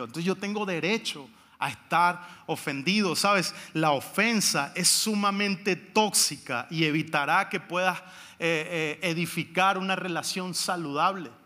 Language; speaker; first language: Spanish; native; Spanish